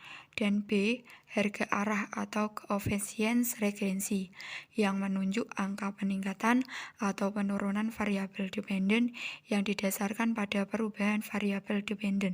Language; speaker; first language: Indonesian; native; Indonesian